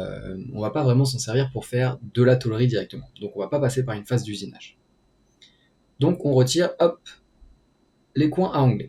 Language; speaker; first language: French; native; French